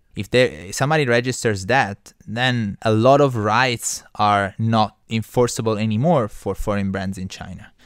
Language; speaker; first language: English; non-native, fluent; Italian